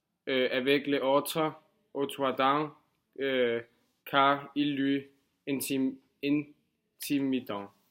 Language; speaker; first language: French; non-native, learner; Danish